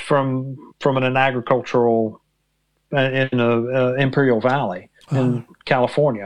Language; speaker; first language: English; native; English